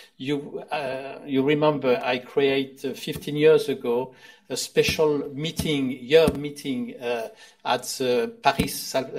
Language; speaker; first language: English; non-native, fluent; French